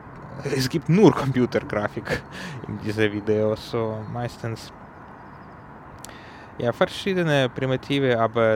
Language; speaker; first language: German; non-native, learner; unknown